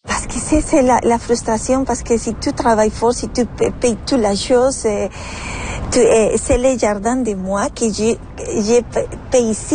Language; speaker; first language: French; non-native, learner; Spanish